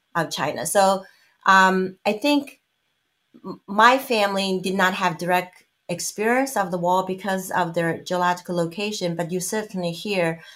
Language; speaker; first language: English; non-native, fluent; Chinese